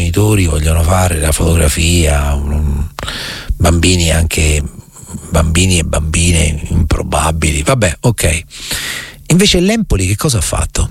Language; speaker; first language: Italian; native; Italian